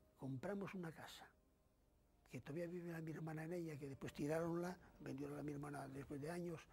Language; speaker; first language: Spanish; native; Spanish